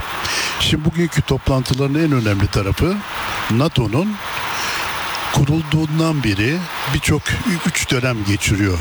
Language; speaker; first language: Turkish; native; Turkish